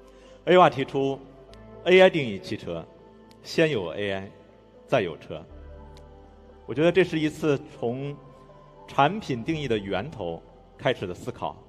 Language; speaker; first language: Chinese; native; Chinese